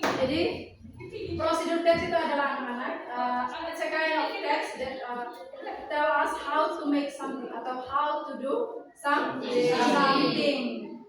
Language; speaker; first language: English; non-native, learner; Indonesian